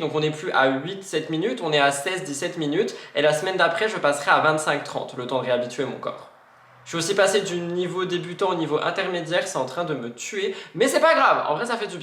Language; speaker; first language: French; native; French